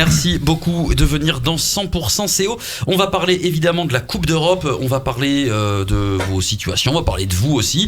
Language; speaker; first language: French; native; French